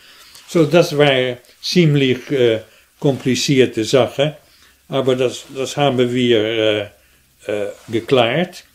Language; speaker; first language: German; non-native, fluent; Dutch